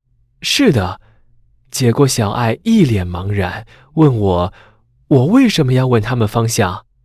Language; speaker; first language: Chinese; native; Chinese